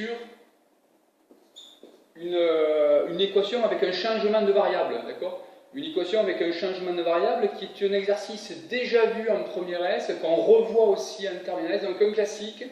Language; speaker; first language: French; native; French